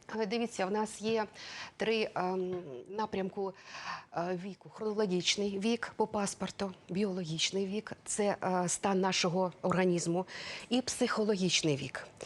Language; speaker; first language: Ukrainian; non-native, local second language; Russian